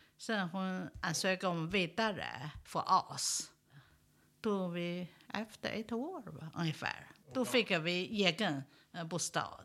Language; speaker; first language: Swedish; non-native, learner; Chinese